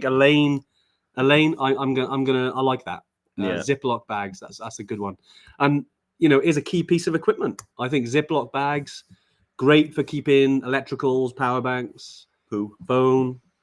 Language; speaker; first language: English; native; English